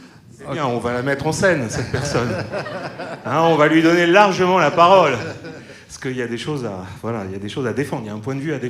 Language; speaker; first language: French; native; French